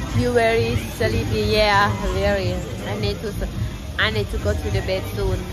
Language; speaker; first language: English; non-native, learner; Thai